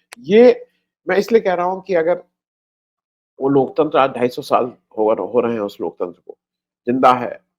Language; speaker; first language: Hindi; native; Hindi